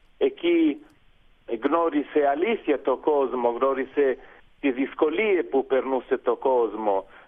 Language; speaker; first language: Greek; non-native, fluent; Italian